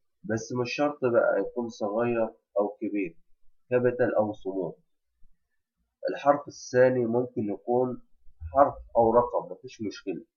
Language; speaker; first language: Arabic; native; Arabic